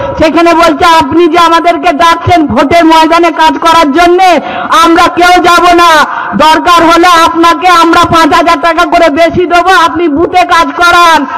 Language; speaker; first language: Bangla; non-native, local second language; Santali